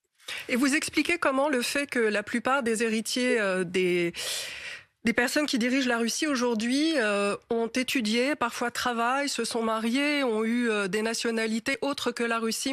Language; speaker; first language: French; native; French